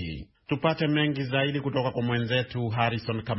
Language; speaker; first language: Swahili; native; Swahili